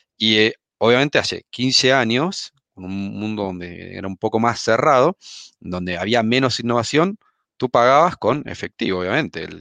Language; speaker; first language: Spanish; native; Spanish